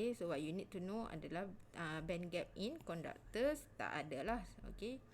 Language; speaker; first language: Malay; native; Malay